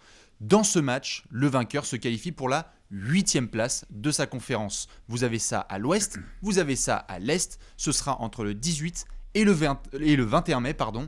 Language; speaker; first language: French; native; French